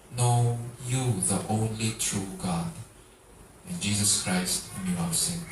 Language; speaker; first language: English; non-native, local second language; Filipino